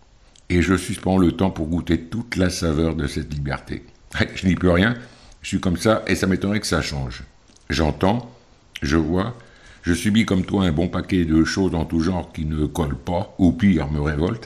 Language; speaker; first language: French; native; French